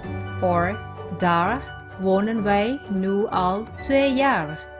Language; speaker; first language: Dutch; non-native, fluent; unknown